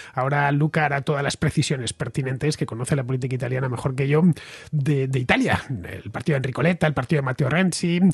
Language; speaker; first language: Spanish; native; Spanish